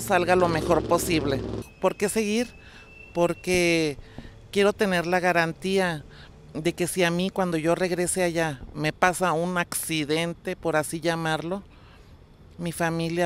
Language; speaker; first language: Spanish; native; Spanish